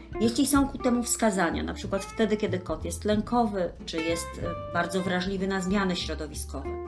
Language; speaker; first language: Polish; native; Polish